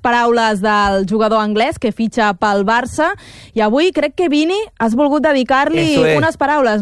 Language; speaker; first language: Catalan; native; Catalan